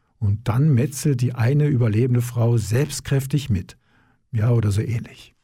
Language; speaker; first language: German; native; German